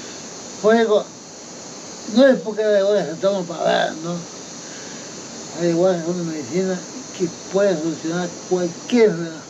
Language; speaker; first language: Spanish; non-native, local second language; Quechua